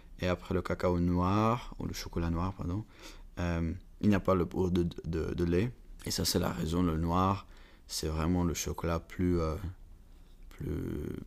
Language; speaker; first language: French; non-native, learner; Dutch